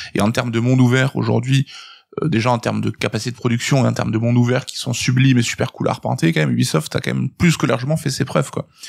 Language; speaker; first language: French; native; French